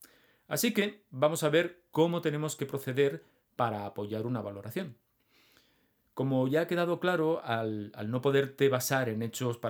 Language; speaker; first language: Spanish; native; Spanish